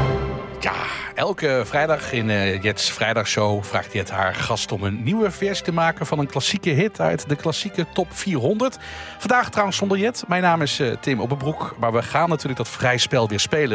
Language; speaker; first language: Dutch; native; Dutch